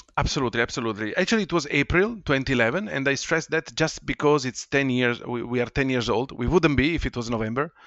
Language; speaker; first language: English; non-native, fluent; Italian